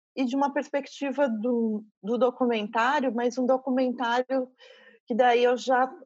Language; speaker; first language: Portuguese; native; Portuguese